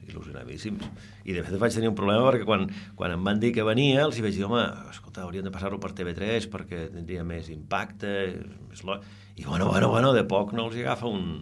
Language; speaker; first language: Catalan; non-native, local second language; Spanish